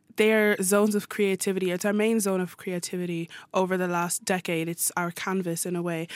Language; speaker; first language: English; native; English